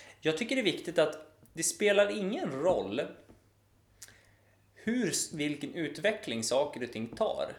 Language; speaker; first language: Swedish; native; Swedish